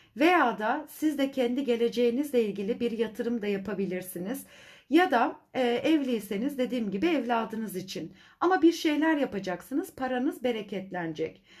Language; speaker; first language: Turkish; native; Turkish